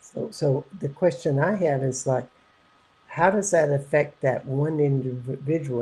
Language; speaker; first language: English; native; English